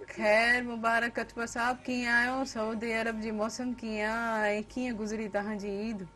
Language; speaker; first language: Sindhi; native; Sindhi